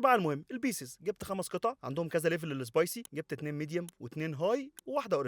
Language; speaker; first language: Arabic; native; Arabic